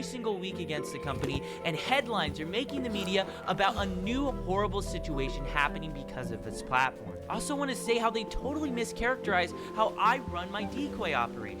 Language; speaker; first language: English; native; English